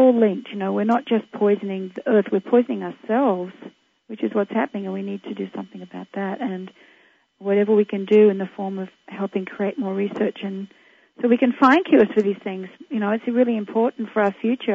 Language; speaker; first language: English; native; English